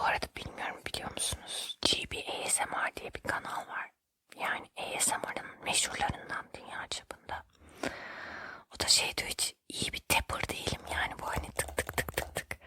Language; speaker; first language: Turkish; native; Turkish